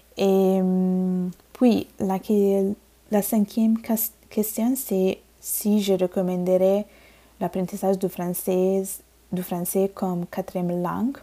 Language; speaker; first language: French; non-native, fluent; Bangla